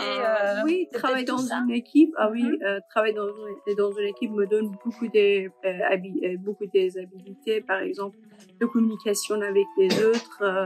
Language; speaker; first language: French; non-native, learner; Persian